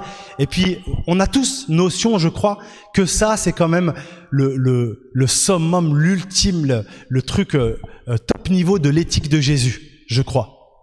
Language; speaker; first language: French; native; French